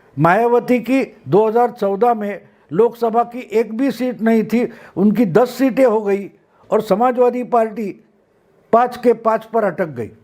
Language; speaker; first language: Hindi; non-native, local second language; Marathi